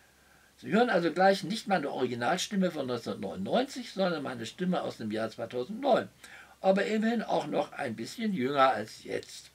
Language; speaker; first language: German; native; German